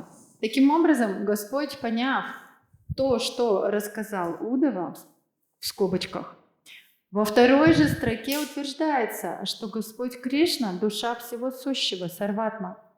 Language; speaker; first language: Russian; native; Russian